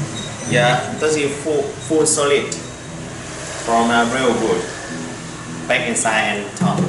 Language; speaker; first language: English; non-native, learner; Vietnamese